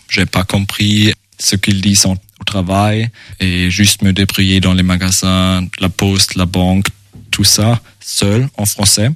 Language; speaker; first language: French; non-native, fluent; German